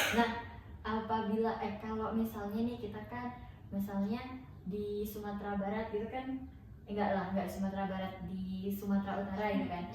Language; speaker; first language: Indonesian; native; Indonesian